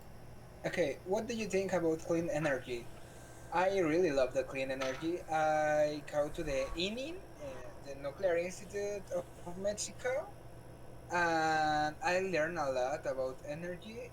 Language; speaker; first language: English; non-native, learner; Spanish